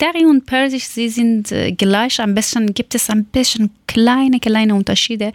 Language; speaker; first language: German; non-native, learner; Persian